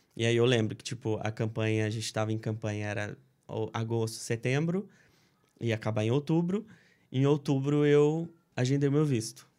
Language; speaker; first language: Portuguese; native; Portuguese